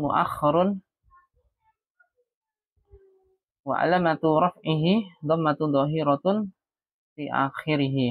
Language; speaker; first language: Arabic; non-native, fluent; Indonesian